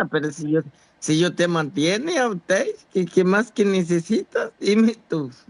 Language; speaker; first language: Spanish; non-native, fluent; Haitian Creole